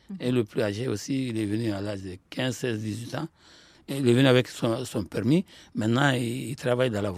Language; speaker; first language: French; non-native, local second language; Soninke